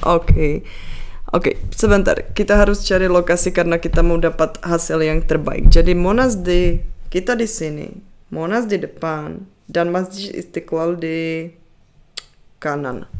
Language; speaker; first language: Indonesian; non-native, fluent; Czech